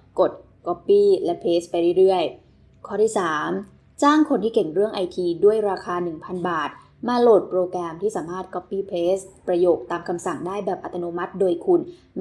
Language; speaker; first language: Thai; native; Thai